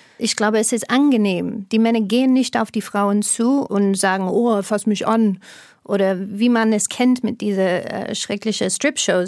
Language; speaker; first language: German; non-native, fluent; English